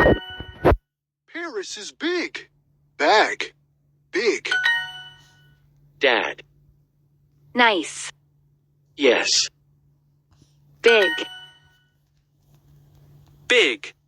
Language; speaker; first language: English; non-native, learner; Turkish